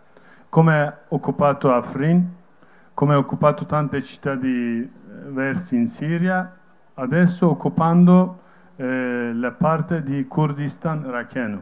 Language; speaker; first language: Italian; non-native, learner; Kurdish